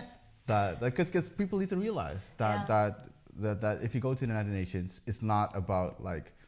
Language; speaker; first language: English; early bilingual, heritage; Dutch